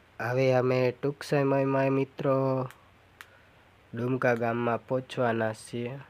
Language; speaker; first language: Gujarati; non-native, local second language; Bhili